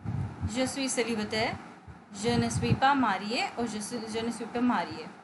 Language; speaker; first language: French; non-native, fluent; Hindi